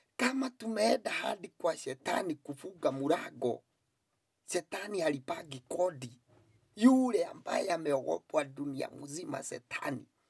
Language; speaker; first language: Swahili; non-native, local second language; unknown